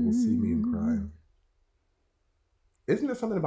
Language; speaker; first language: English; native; English